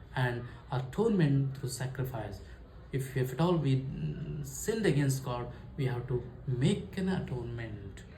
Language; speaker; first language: English; non-native, local second language; Kannada